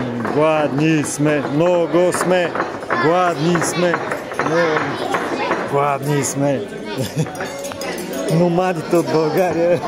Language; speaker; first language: Bulgarian; native; Bulgarian